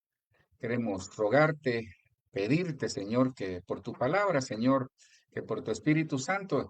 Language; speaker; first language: Spanish; native; Spanish